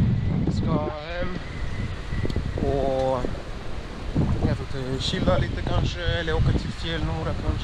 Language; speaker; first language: Swedish; early bilingual, other home language; Russian